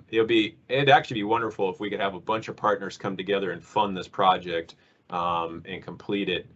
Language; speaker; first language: English; native; English